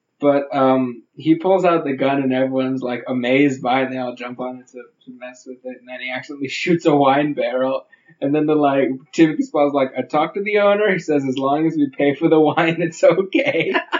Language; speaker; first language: English; native; English